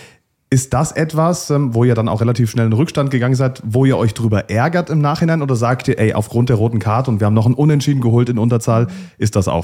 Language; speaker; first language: German; native; German